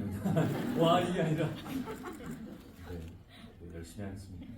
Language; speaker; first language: Korean; native; Korean